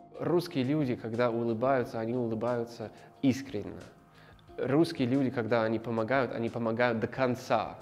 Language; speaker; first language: Russian; non-native, fluent; English